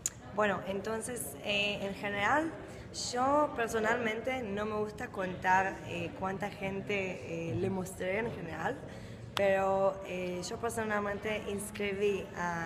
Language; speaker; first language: Spanish; early bilingual, heritage; Spanish